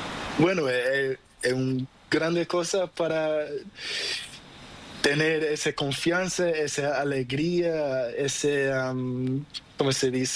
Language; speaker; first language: Spanish; non-native, learner; Portuguese